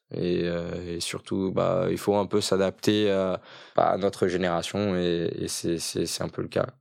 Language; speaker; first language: French; early bilingual, other home language; Portuguese